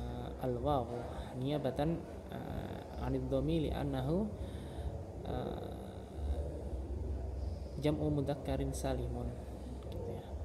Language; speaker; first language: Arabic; non-native, fluent; Indonesian